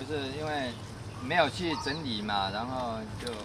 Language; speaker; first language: Chinese; early bilingual, heritage; Chinese